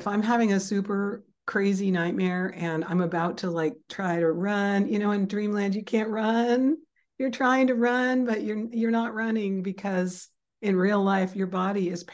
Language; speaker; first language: English; native; English